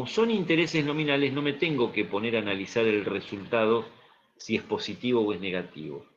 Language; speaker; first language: Spanish; native; Spanish